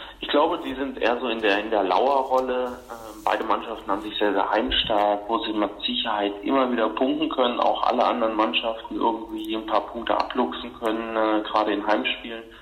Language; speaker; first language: German; native; German